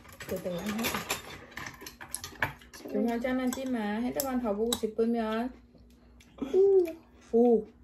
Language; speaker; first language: Korean; non-native, learner; Vietnamese